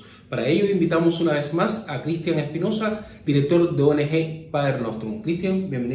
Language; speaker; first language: Spanish; native; Spanish